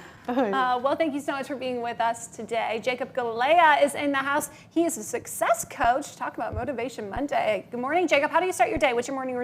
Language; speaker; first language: English; native; English